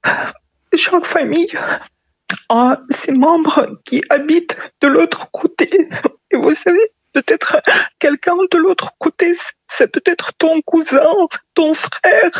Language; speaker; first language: French; non-native, fluent; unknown